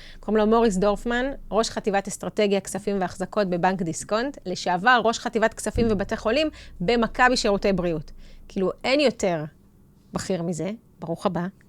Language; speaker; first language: Hebrew; early bilingual, other home language; Russian